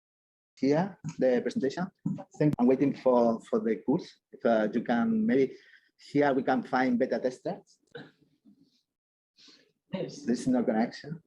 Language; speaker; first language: English; non-native, fluent; Spanish